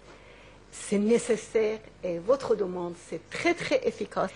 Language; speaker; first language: French; non-native, learner; Persian